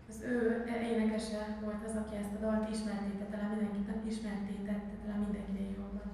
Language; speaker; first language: Hungarian; native; Hungarian